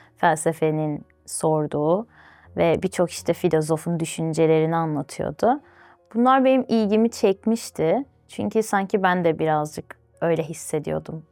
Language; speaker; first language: Turkish; early bilingual, other home language; Azerbaijani